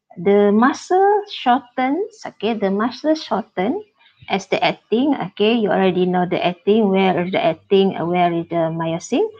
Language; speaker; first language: English; non-native, local second language; Malay